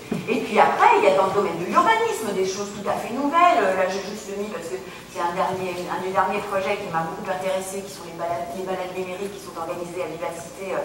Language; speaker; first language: French; native; French